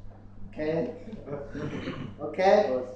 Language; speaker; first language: English; non-native, learner; Vietnamese